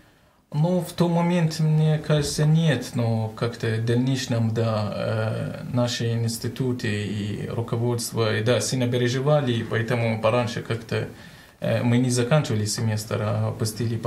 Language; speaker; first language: Russian; non-native, learner; Arabic